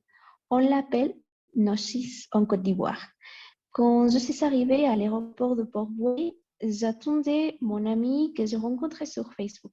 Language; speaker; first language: French; non-native, learner; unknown